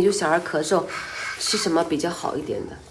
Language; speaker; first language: Chinese; native; Chinese